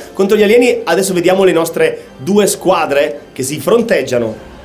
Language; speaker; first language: Italian; native; Italian